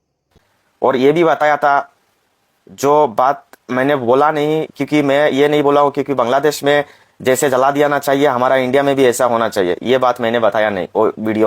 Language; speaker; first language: Hindi; non-native, local second language; Bangla